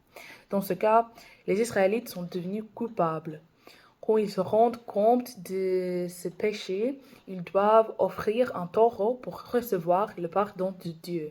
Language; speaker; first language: French; non-native, fluent; English